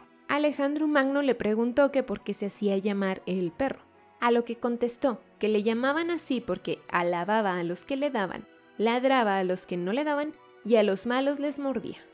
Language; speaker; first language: Spanish; native; Spanish